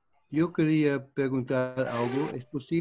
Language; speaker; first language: Spanish; non-native, fluent; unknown